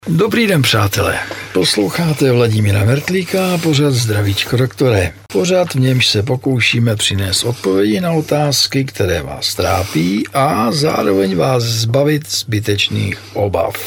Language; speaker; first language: Czech; native; Czech